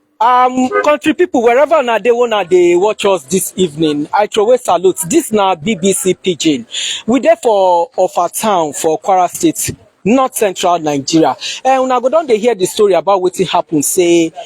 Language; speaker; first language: Nigerian Pidgin; non-native, local second language; Yoruba